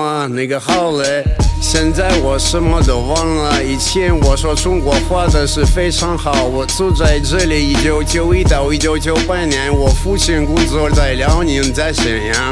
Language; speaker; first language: Chinese; non-native, learner; Russian